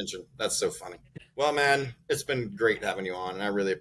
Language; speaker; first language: English; native; English